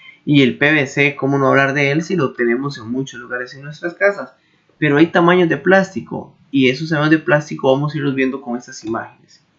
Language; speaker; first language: Spanish; native; Spanish